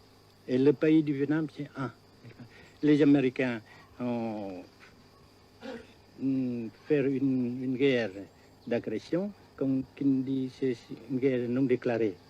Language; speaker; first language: French; non-native, local second language; Vietnamese